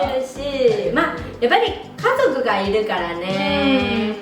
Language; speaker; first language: Japanese; non-native, fluent; Chinese